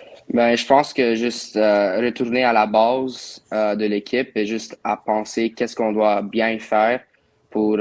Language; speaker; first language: French; non-native, local second language; English